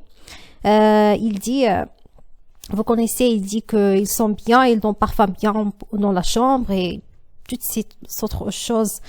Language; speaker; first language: French; non-native, learner; Arabic